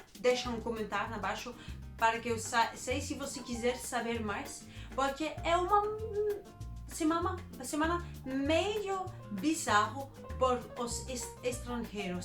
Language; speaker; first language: Portuguese; non-native, learner; Danish